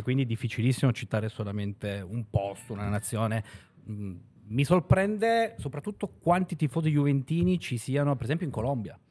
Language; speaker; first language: Italian; native; Italian